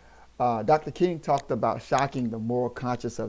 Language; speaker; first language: English; native; English